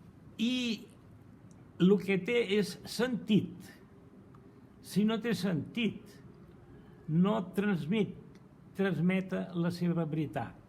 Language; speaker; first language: Catalan; non-native, fluent; Portuguese